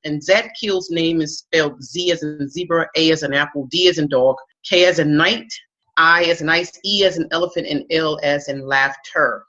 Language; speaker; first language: English; native; English